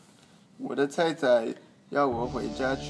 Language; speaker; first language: Chinese; non-native, learner; English